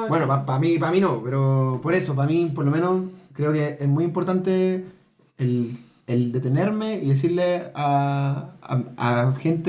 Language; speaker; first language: Spanish; native; Spanish